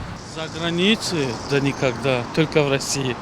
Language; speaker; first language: Russian; non-native, local second language; Tajik